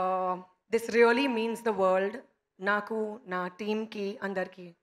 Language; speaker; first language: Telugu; non-native, local second language; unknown